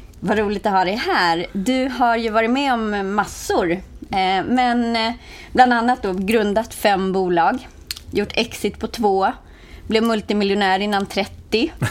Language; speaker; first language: Swedish; native; Swedish